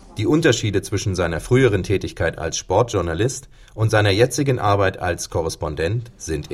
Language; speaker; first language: German; native; German